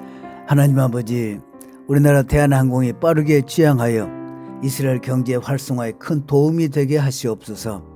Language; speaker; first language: Korean; native; Korean